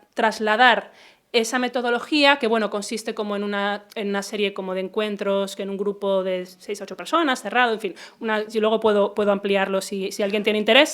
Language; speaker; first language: Spanish; native; Spanish